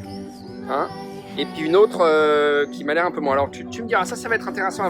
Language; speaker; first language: French; native; French